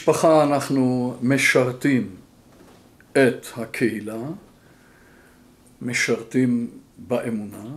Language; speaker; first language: Hebrew; non-native, fluent; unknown